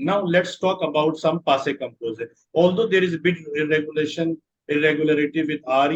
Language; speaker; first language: English; non-native, local second language; Urdu